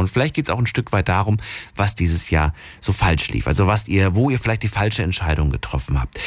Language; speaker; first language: German; native; German